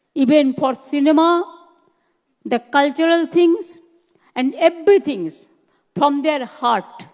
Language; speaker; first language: English; non-native, local second language; Bangla